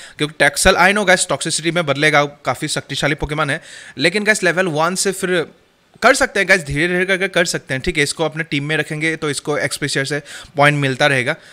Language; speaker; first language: Hindi; native; Hindi